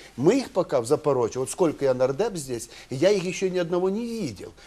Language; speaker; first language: Russian; non-native, local second language; Ukrainian